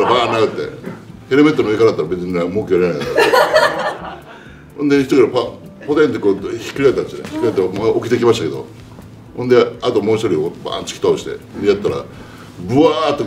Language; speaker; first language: Japanese; native; Japanese